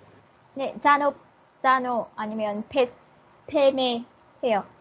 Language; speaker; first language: Korean; non-native, learner; Vietnamese